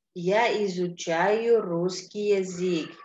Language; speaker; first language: Russian; non-native, fluent; Indonesian